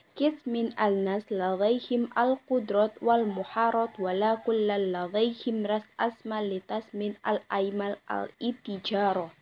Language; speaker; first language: Arabic; non-native, learner; Indonesian